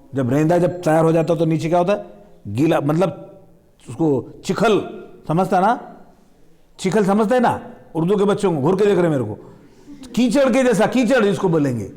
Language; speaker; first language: Hindi; non-native, local second language; Marathi